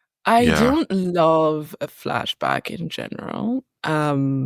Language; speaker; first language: English; native; English